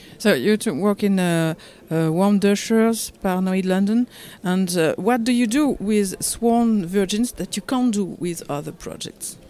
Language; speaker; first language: English; non-native, learner; French